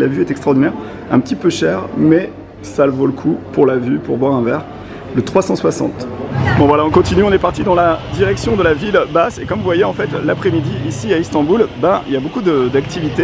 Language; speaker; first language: French; native; French